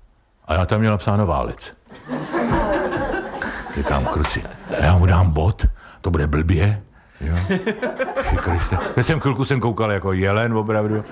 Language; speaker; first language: Czech; native; Czech